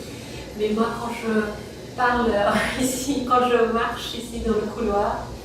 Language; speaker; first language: French; non-native, fluent; Persian